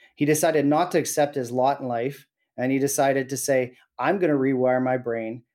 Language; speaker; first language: English; native; English